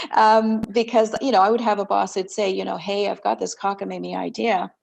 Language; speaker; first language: English; native; English